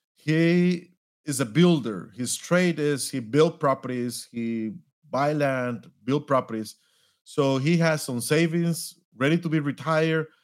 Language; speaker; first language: English; non-native, fluent; Spanish